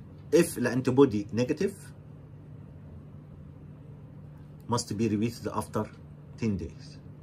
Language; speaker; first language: English; non-native, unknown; Arabic